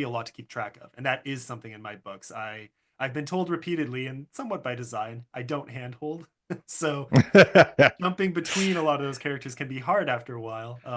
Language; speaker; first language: English; native; English